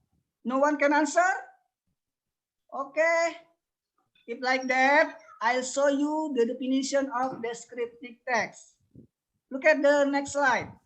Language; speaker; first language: English; non-native, learner; Indonesian